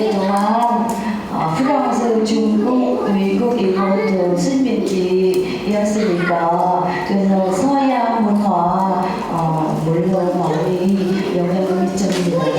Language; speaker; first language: Korean; non-native, learner; Vietnamese